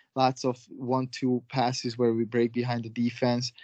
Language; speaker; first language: English; non-native, fluent; Hungarian